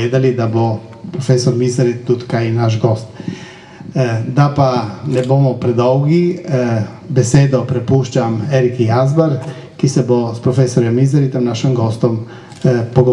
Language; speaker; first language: Slovenian; native; Slovenian